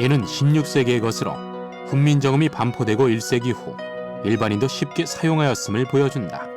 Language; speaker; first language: Korean; native; Korean